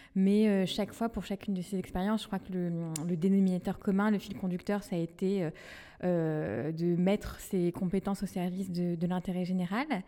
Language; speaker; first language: French; non-native, local second language; Malagasy